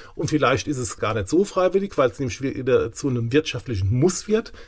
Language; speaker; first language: German; native; German